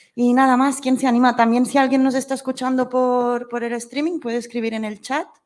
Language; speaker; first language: Spanish; non-native, local second language; Catalan